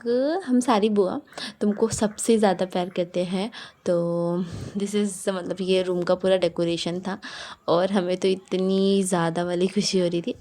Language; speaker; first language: Hindi; native; Hindi